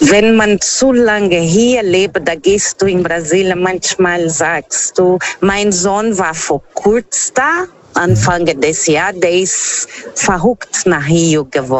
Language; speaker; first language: German; non-native, learner; Portuguese